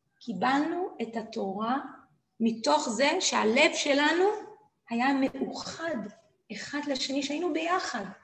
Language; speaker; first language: Hebrew; native; Hebrew